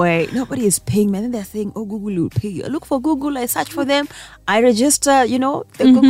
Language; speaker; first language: English; non-native, local second language; Gusii